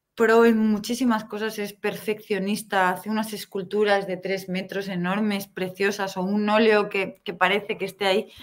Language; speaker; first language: Spanish; native; Spanish